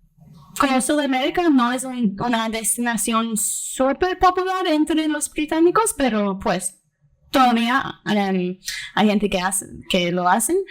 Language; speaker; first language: Spanish; early bilingual, heritage; Spanish